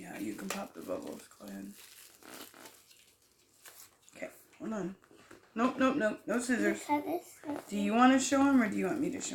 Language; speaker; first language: English; native; English